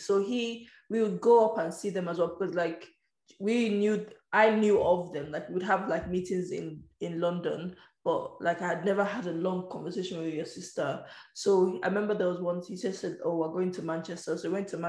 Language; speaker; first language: English; native; English